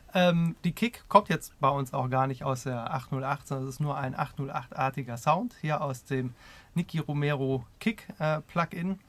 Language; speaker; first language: German; native; German